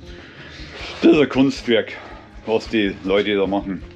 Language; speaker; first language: German; native; German